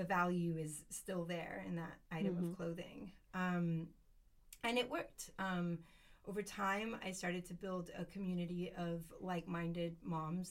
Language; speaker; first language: English; native; English